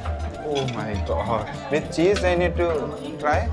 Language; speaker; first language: English; non-native, local second language; Malayalam